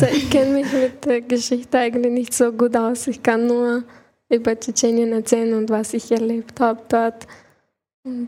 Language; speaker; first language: German; early bilingual, other home language; Chechen